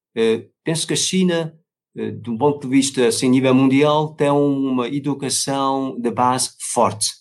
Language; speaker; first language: Portuguese; non-native, fluent; Chinese